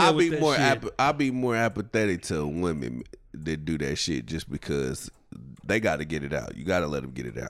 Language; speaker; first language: English; native; English